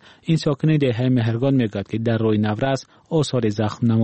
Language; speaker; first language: Persian; native; Persian